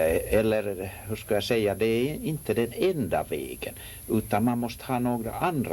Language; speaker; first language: Swedish; non-native, local second language; Finnish